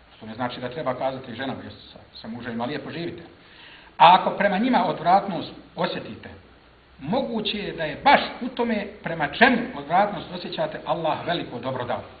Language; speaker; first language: Bosnian; native; Bosnian